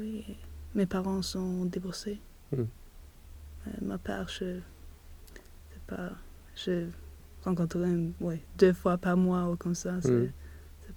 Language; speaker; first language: French; non-native, learner; Swedish